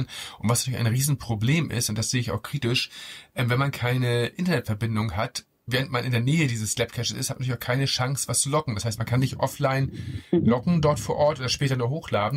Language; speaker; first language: German; native; German